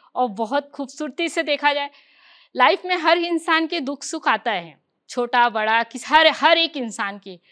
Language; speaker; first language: Hindi; native; Hindi